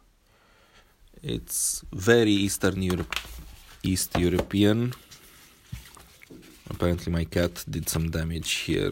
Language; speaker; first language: English; non-native, fluent; Romanian